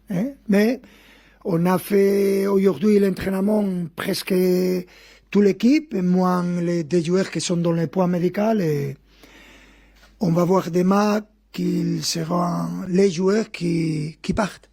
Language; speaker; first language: French; non-native, fluent; Spanish